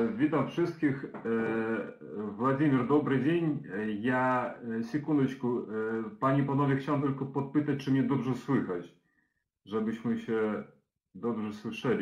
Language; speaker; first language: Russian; non-native, learner; Polish